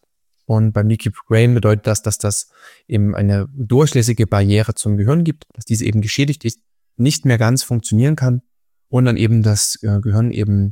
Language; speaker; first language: German; native; German